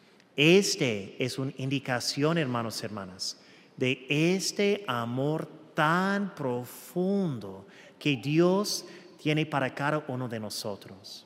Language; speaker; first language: Spanish; non-native, fluent; English